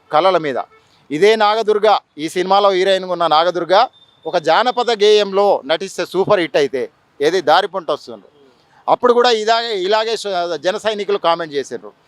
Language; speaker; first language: Telugu; native; Telugu